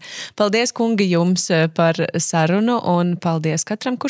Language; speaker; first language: Latvian; native; Latvian